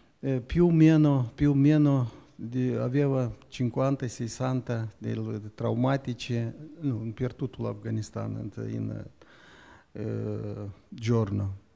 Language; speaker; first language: Italian; non-native, learner; Romanian